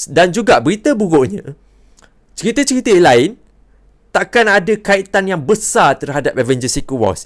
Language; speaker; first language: Malay; native; Malay